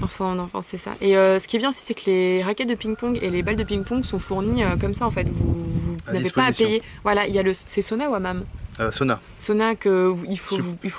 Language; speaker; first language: French; native; French